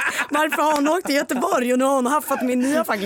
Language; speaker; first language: Swedish; native; Swedish